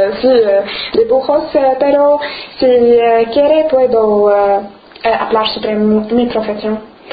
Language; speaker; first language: Spanish; non-native, learner; Arabic